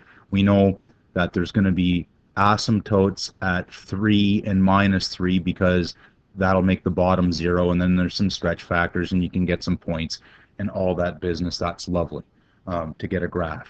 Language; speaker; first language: English; native; English